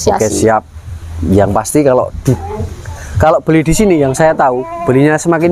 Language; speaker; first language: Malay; non-native, local second language; Javanese